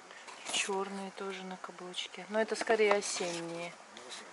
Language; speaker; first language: Russian; native; Russian